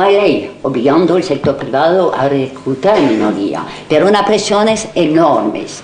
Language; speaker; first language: Spanish; non-native, fluent; French